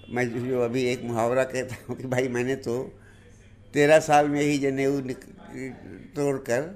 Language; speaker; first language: Hindi; native; Hindi